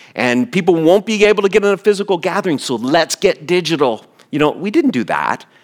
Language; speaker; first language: English; native; English